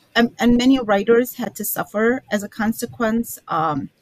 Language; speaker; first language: English; early bilingual, other home language; Arabic